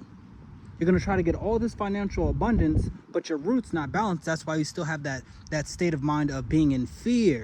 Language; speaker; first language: English; native; English